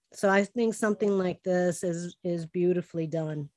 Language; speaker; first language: English; early bilingual, other home language; Spanish